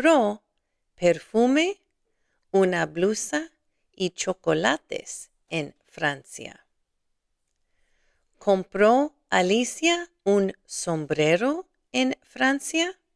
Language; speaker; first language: Spanish; non-native, fluent; English